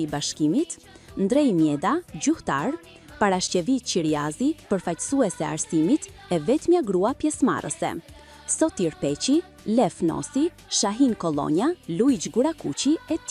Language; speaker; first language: Albanian; native; Albanian